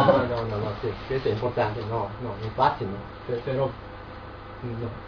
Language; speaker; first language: Italian; non-native, learner; Japanese